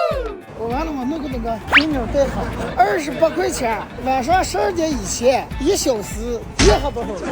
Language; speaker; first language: Chinese; native; Chinese